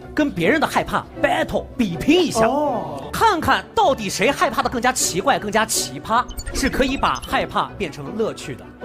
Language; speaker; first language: Chinese; native; Chinese